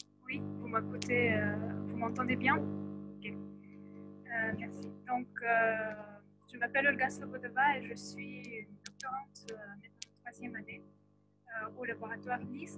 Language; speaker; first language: French; non-native, fluent; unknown